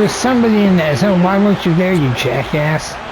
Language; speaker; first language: English; native; English